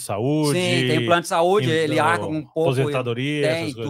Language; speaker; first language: Portuguese; native; Portuguese